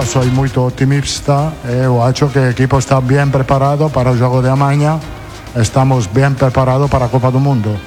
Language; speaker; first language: Portuguese; non-native, learner; Italian